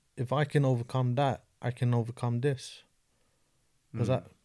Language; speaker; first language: English; native; English